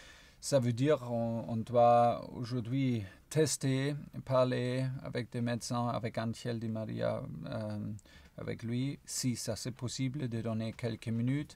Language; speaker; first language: French; non-native, fluent; German